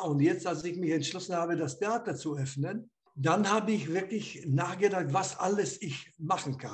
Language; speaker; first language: German; non-native, fluent; Slovak